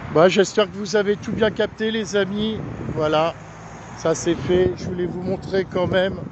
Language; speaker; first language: French; native; French